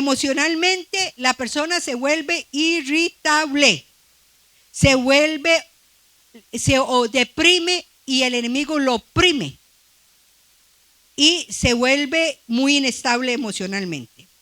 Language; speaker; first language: Spanish; native; Spanish